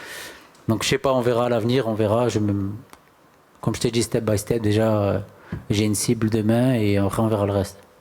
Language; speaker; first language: French; native; French